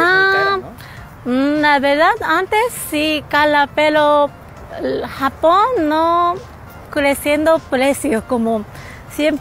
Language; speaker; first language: Spanish; non-native, learner; Japanese